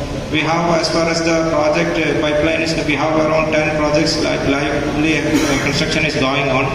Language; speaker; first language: English; non-native, local second language; Malayalam